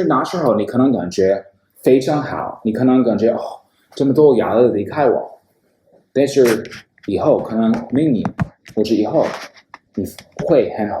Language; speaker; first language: Chinese; non-native, fluent; English